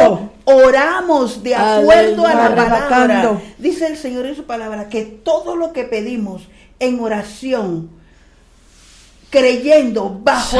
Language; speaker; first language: Spanish; native; Spanish